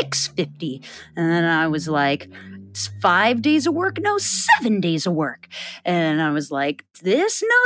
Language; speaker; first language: English; native; English